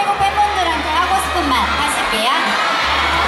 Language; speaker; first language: Korean; non-native, fluent; Thai